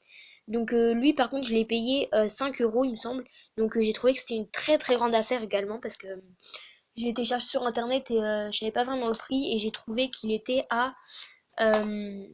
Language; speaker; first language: French; native; French